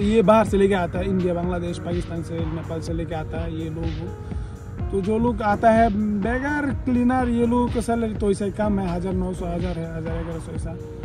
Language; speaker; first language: Hindi; non-native, fluent; Bangla